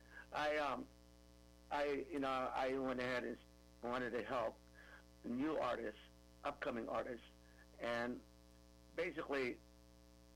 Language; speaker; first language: English; non-native, local second language; Filipino